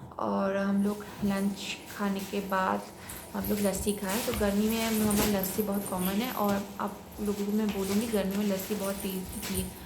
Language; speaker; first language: Hindi; non-native, local second language; Bangla